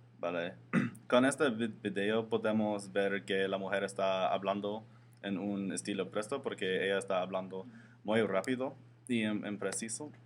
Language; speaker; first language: Spanish; non-native, learner; English